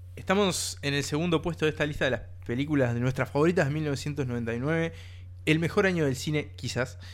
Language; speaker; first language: Spanish; native; Spanish